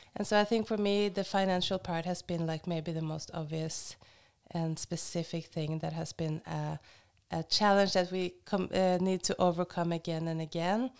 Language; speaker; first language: English; non-native, fluent; Norwegian